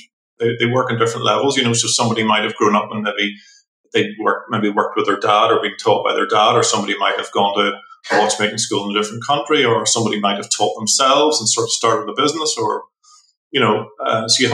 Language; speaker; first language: English; native; English